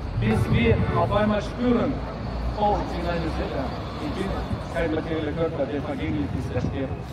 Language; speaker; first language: German; non-native, fluent; Russian